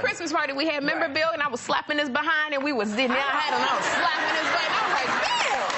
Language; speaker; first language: English; native; English